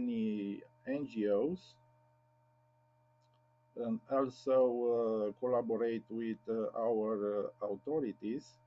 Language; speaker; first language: English; non-native, learner; Romanian